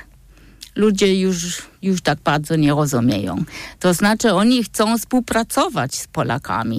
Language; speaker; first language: Polish; non-native, fluent; German